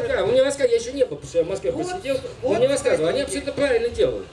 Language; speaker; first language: Russian; native; Russian